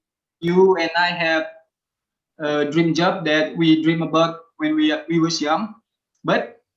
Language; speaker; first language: English; non-native, learner; Indonesian